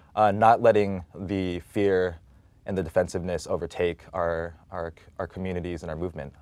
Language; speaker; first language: English; native; English